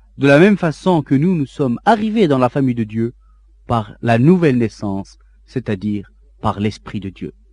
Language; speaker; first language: French; non-native, local second language; Arabic